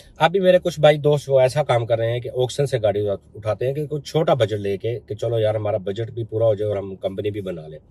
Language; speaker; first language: Urdu; non-native, local second language; Punjabi